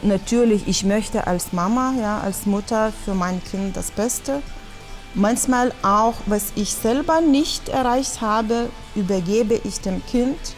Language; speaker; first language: German; non-native, fluent; Lithuanian